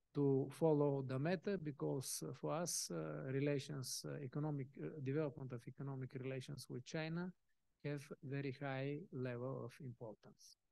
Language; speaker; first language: English; non-native, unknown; Bulgarian